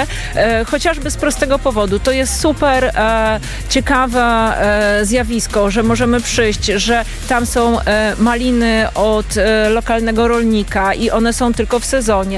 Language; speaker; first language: Polish; native; Polish